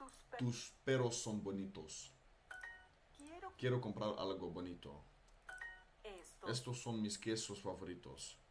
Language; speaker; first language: Spanish; non-native, learner; Dutch